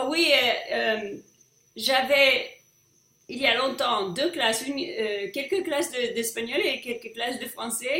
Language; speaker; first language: French; non-native, fluent; English